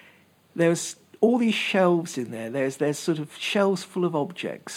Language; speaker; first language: English; native; English